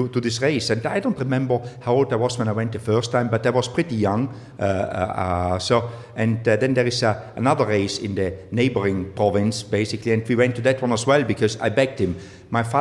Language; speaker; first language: English; non-native, fluent; German